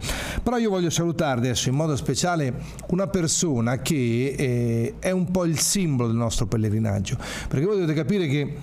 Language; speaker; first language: Italian; native; Italian